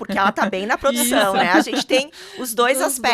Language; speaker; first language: Portuguese; native; Portuguese